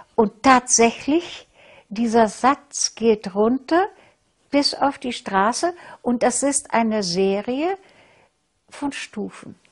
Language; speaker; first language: German; non-native, fluent; Russian